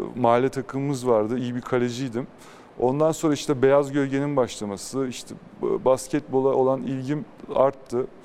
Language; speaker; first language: Turkish; native; Turkish